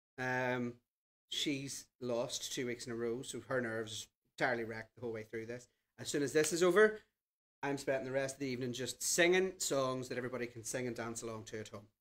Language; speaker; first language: English; native; English